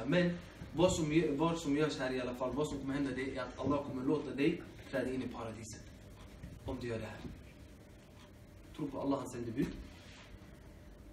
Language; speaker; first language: Swedish; early bilingual, other home language; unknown